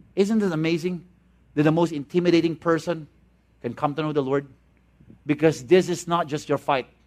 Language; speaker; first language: English; non-native, local second language; Cebuano